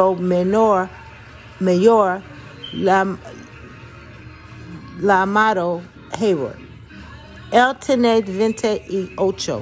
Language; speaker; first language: Spanish; non-native, learner; English